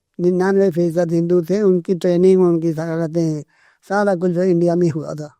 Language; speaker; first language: Urdu; native; Urdu